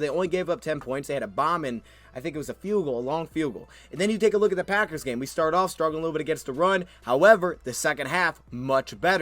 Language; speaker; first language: English; native; English